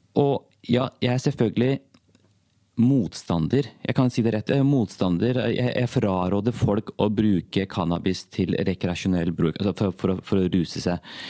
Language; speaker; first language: Norwegian; early bilingual, other home language; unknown